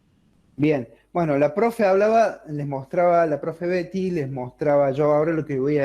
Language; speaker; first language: Spanish; native; Spanish